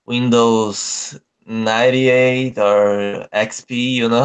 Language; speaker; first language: English; non-native, learner; Portuguese